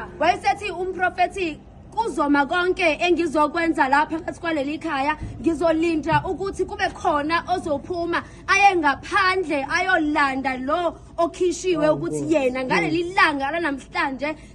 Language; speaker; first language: Zulu; native; Zulu